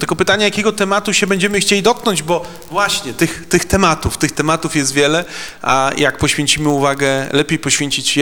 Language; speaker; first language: Polish; native; Polish